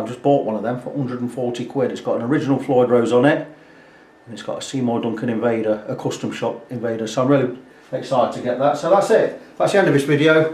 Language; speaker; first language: English; native; English